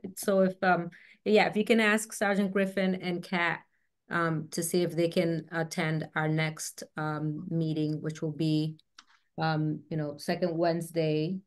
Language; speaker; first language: English; native; English